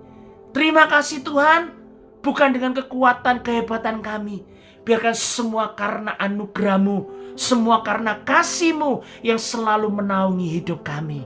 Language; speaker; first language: Indonesian; native; Indonesian